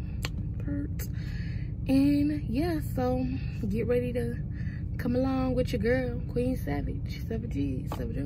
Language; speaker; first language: English; native; English